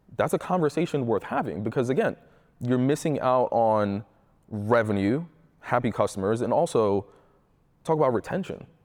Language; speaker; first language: English; early bilingual, other home language; Spanish